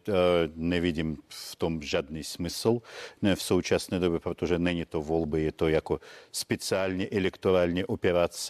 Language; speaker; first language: Czech; non-native, fluent; Russian